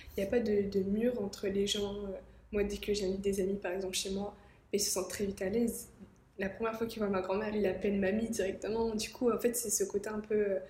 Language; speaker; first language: French; native; French